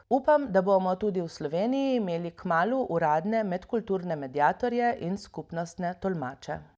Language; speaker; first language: Slovenian; native; Slovenian